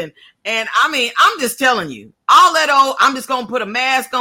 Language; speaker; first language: English; native; English